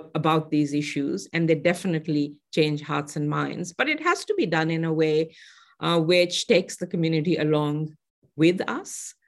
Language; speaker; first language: English; non-native, local second language; Urdu